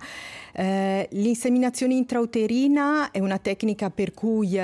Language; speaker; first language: Italian; native; Italian